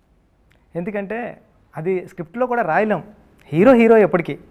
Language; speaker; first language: Telugu; native; Telugu